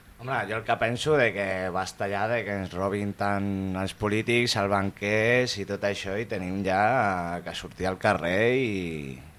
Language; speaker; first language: Catalan; non-native, local second language; Spanish